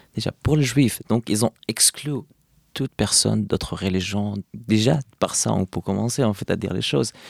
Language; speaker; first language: French; non-native, fluent; Arabic